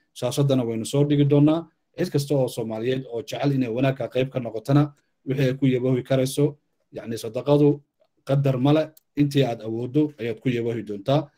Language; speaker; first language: Somali; native; Somali